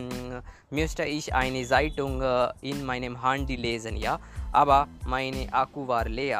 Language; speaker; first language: German; non-native, learner; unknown